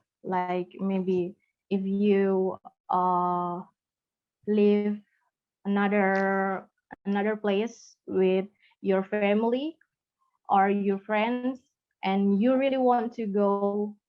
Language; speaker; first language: English; non-native, learner; Indonesian